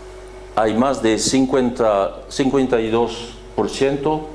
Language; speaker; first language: Spanish; non-native, fluent; French